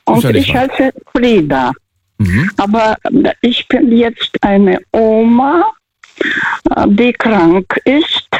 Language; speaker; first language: German; non-native, fluent; Russian